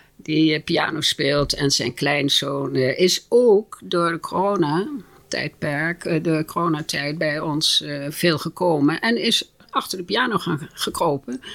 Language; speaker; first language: Dutch; native; Dutch